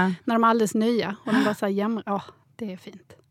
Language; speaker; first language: Swedish; native; Swedish